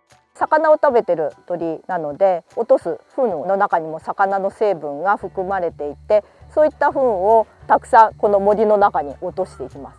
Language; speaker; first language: Japanese; native; Japanese